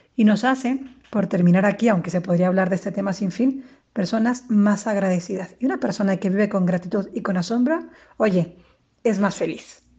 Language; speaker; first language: Spanish; native; Spanish